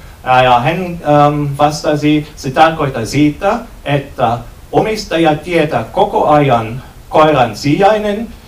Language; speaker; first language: Finnish; non-native, learner; German